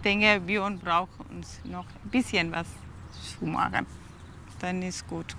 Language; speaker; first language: German; non-native, learner; Tamil